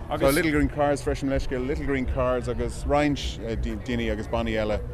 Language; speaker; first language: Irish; non-native, local second language; English